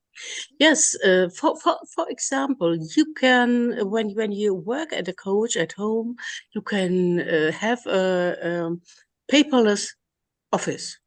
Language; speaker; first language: English; non-native, learner; German